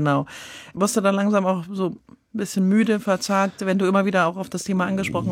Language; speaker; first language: German; native; German